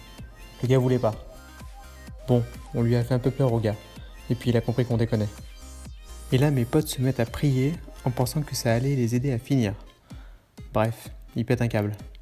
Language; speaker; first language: French; native; French